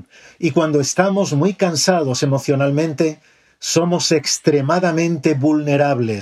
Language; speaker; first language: Spanish; native; Spanish